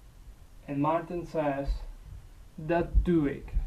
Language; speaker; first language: Dutch; non-native, learner; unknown